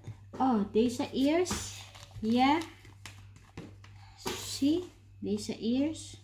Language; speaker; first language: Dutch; non-native, learner; Filipino